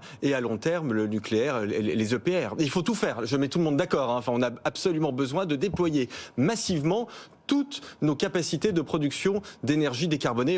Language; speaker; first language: French; native; French